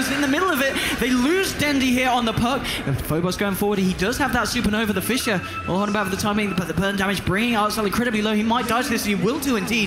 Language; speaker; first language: English; native; English